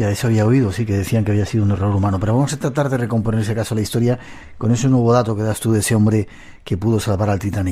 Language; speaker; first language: Spanish; native; Spanish